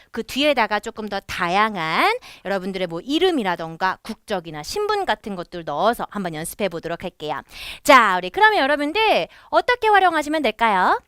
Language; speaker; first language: Korean; native; Korean